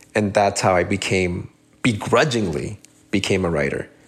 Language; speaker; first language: English; early bilingual, other home language; Spanish